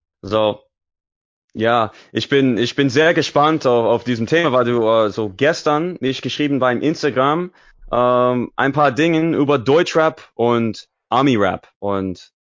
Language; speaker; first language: German; non-native, learner; English